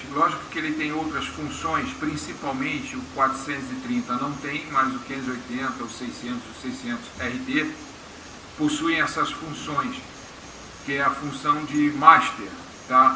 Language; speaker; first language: Portuguese; native; Portuguese